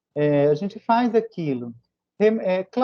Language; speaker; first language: Portuguese; native; Portuguese